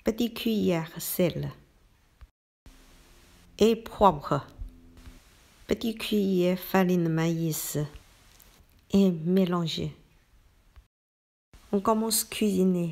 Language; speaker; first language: French; non-native, learner; Chinese